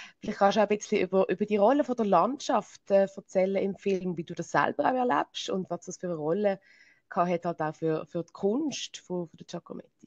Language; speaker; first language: German; native; German